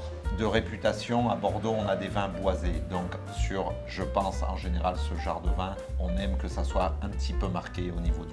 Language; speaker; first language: French; native; French